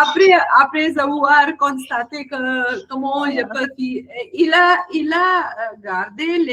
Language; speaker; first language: French; non-native, learner; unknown